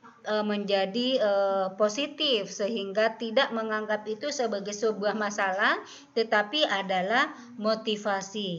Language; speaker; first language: Indonesian; native; Indonesian